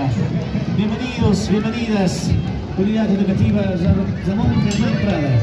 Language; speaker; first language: Spanish; native; Spanish